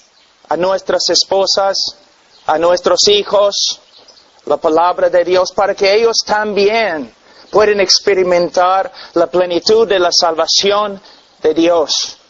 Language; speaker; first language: Spanish; non-native, fluent; English